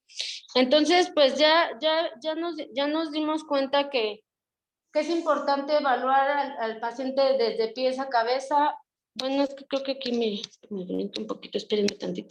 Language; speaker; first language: Spanish; native; Spanish